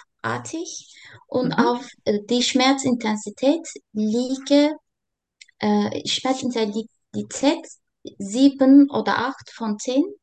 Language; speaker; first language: German; non-native, learner; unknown